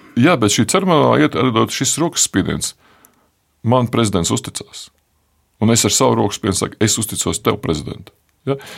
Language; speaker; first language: Latvian; native; Latvian